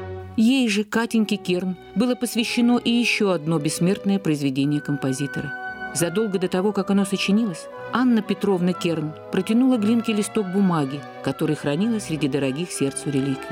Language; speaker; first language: Russian; native; Russian